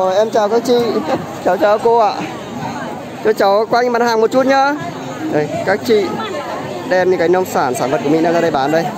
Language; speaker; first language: Vietnamese; native; Vietnamese